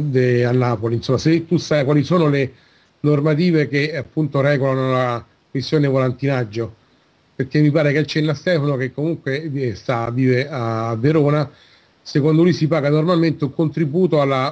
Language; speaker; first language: Italian; native; Italian